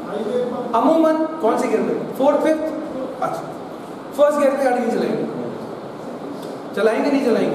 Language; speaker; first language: Hindi; native; Hindi